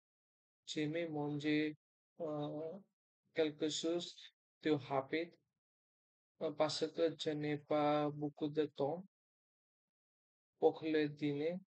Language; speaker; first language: French; non-native, learner; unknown